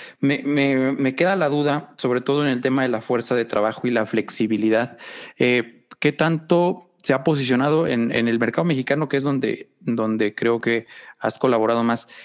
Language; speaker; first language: Spanish; native; Spanish